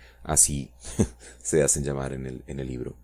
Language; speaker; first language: Spanish; native; Spanish